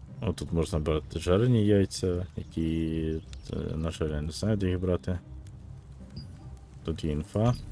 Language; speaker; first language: Ukrainian; native; Ukrainian